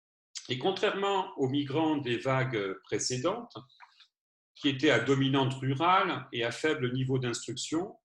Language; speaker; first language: French; native; French